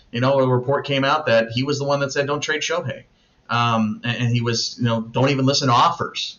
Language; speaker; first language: English; native; English